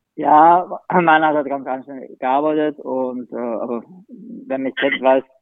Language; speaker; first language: German; native; German